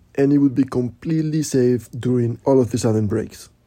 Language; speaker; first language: English; non-native, fluent; Spanish